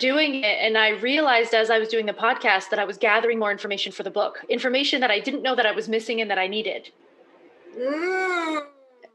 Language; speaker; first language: English; native; English